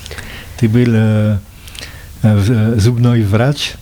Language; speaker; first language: Russian; non-native, learner; French